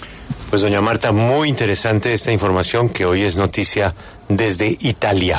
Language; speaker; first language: Spanish; native; Spanish